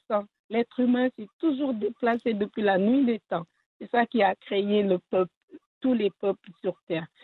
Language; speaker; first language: French; non-native, local second language; Wolof